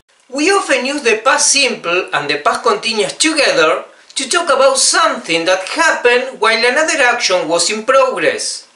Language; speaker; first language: English; non-native, fluent; Spanish